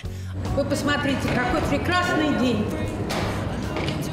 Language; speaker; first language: Russian; native; Russian